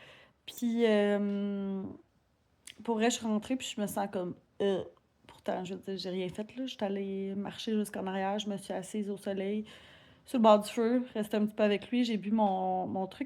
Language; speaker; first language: French; native; French